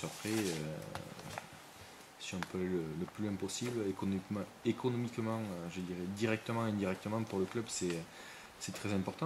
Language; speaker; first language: French; native; French